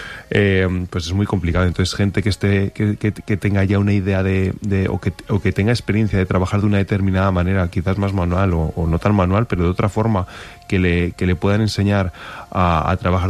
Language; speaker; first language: Spanish; native; Spanish